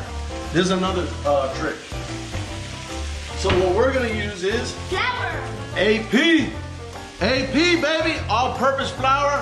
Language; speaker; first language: English; native; English